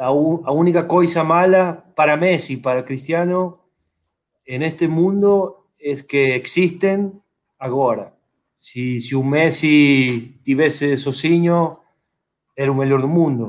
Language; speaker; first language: Portuguese; non-native, fluent; Spanish